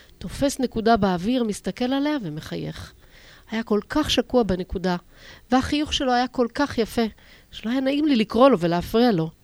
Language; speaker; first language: Hebrew; native; Hebrew